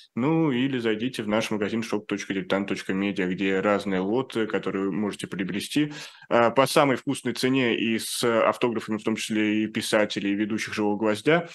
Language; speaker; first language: Russian; native; Russian